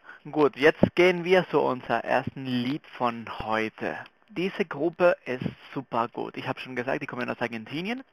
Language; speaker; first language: German; non-native, fluent; Spanish